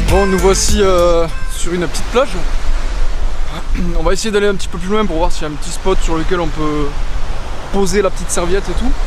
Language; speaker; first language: French; native; French